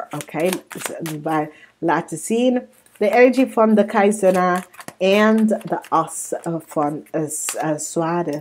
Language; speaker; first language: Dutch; non-native, learner; English